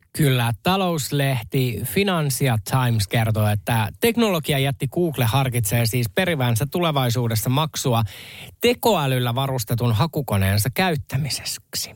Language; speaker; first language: Finnish; native; Finnish